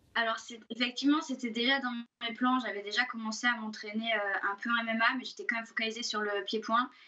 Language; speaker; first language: French; native; French